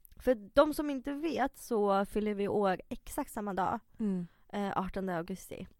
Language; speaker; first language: Swedish; early bilingual, other home language; Russian